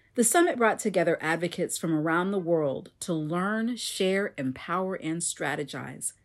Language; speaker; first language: English; native; English